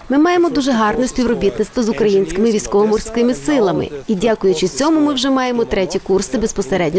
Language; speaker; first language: Ukrainian; native; Ukrainian